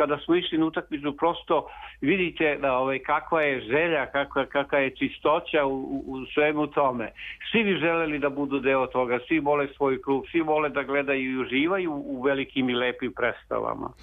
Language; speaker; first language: Serbian; native; Serbian